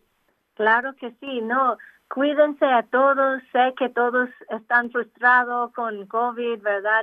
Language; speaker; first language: Spanish; non-native, local second language; English